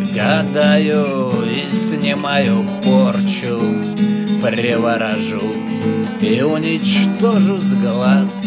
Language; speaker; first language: Russian; native; Russian